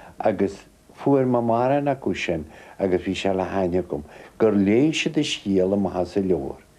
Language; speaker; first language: Irish; native; Irish